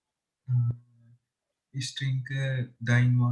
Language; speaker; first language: German; non-native, learner; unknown